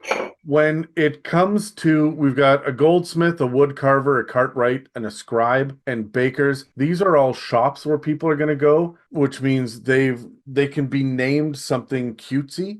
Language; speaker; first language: English; native; English